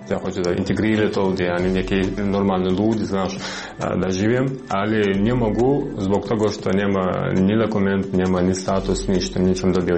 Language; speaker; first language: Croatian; non-native, learner; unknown